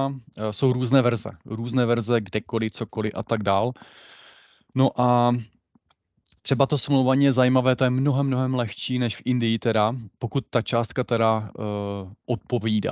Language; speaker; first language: Czech; native; Czech